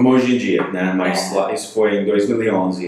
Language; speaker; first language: Portuguese; non-native, fluent; English